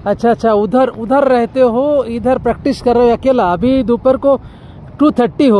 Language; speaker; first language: Hindi; non-native, local second language; Bangla